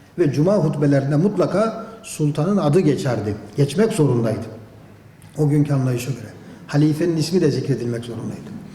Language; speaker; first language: Turkish; native; Turkish